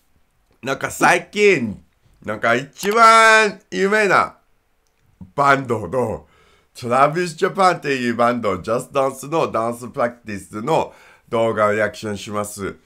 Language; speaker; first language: Japanese; non-native, learner; English